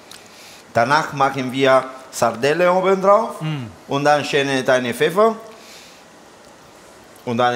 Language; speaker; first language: German; non-native, learner; Italian